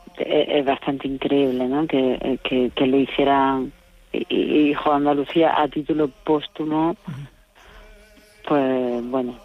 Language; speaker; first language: Spanish; native; Spanish